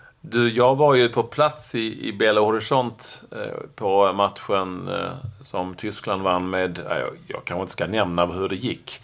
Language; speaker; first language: Swedish; native; Swedish